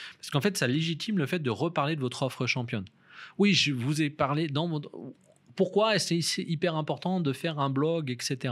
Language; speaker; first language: French; native; French